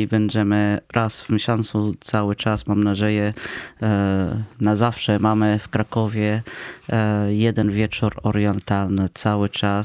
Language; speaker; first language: Polish; non-native, fluent; Arabic